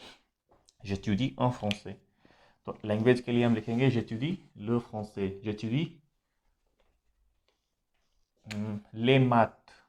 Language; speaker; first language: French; non-native, fluent; Hindi